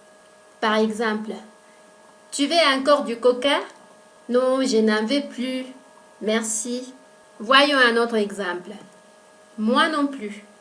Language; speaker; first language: French; non-native, fluent; Spanish